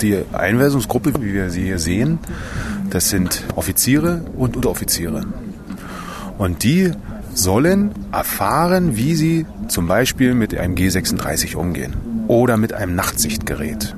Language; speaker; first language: German; native; German